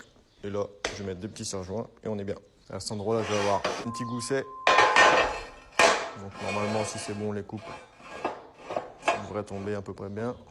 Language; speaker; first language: French; native; French